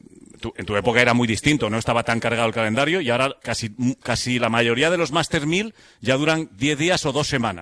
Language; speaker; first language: Spanish; native; Spanish